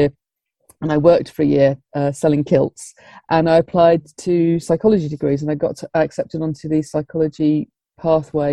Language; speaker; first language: English; native; English